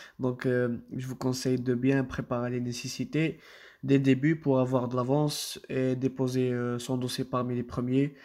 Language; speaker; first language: French; non-native, local second language; Arabic